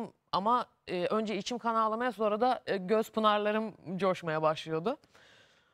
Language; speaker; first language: Turkish; native; Turkish